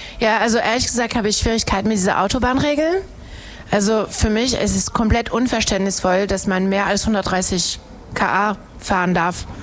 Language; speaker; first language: German; non-native, fluent; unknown